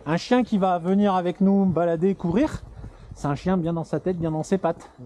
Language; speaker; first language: French; native; French